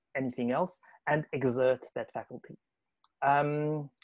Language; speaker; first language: English; non-native, fluent; French